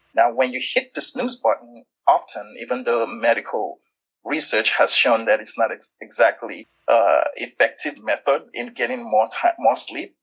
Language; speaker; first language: English; non-native, local second language; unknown